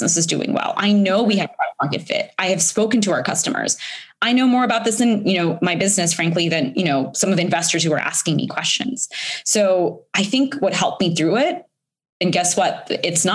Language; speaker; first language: English; early bilingual, other home language; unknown